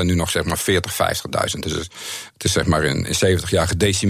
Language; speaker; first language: Dutch; native; Dutch